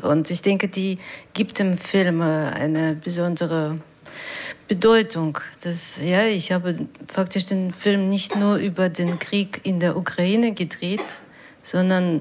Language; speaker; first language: German; non-native, fluent; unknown